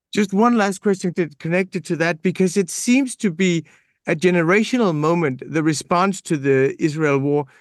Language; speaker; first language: English; non-native, fluent; Danish